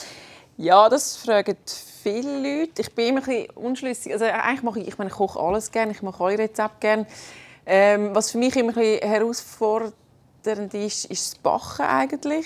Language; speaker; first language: German; native; German